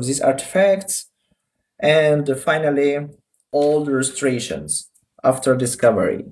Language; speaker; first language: English; non-native, fluent; Arabic